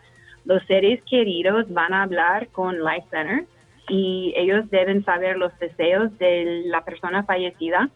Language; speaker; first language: Spanish; non-native, fluent; English